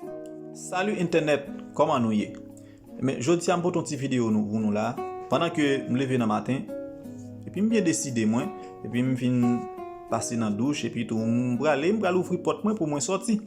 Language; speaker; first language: French; non-native, local second language; Haitian Creole